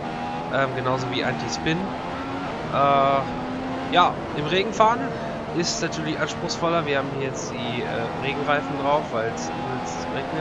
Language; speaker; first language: German; native; German